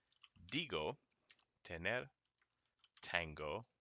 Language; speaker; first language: Spanish; non-native, fluent; English